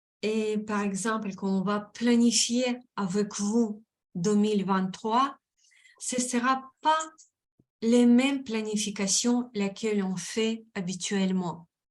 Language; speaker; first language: French; non-native, fluent; Russian